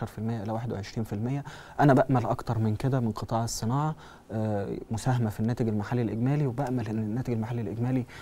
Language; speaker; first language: Arabic; native; Arabic